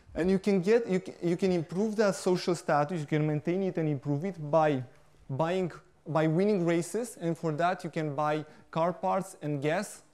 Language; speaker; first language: English; non-native, fluent; Romanian